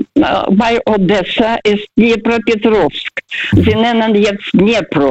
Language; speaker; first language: German; early bilingual, heritage; Russian